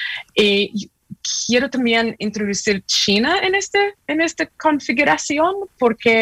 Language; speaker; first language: Spanish; non-native, fluent; English